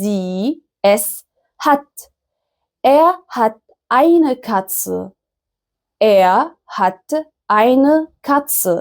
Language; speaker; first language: German; non-native, fluent; Arabic